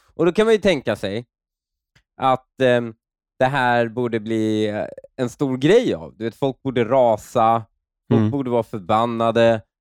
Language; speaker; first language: Swedish; early bilingual, other home language; Persian